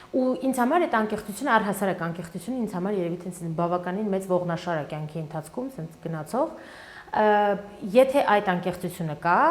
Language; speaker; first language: Armenian; early bilingual, heritage; Armenian